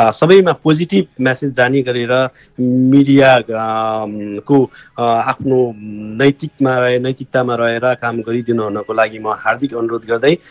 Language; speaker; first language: Nepali; non-native, local second language; Eastern Tamang